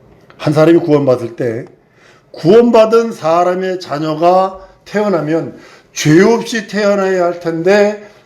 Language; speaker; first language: Korean; native; Korean